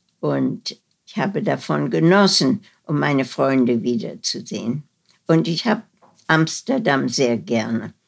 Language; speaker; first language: German; early bilingual, heritage; German